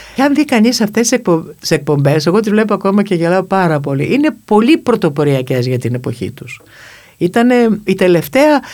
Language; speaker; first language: Greek; native; Greek